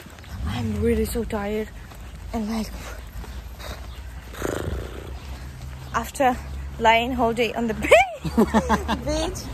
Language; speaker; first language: English; non-native, fluent; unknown